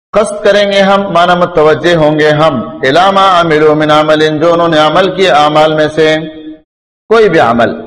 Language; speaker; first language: Urdu; non-native, local second language; Pashto